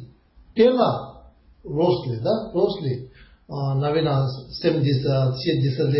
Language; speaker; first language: Russian; non-native, learner; Tibetan